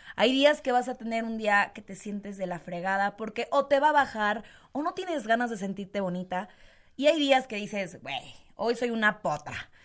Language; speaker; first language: Spanish; native; Spanish